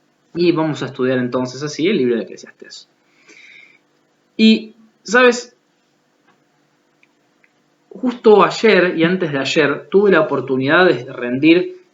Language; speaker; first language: Spanish; native; Spanish